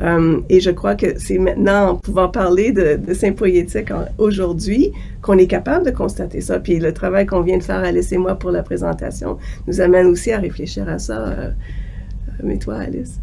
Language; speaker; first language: French; native; French